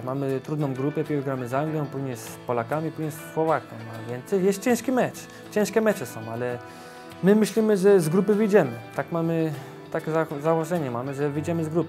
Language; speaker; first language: Polish; early bilingual, heritage; Polish